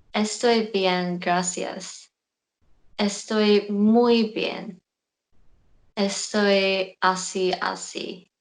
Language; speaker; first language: Spanish; non-native, learner; Korean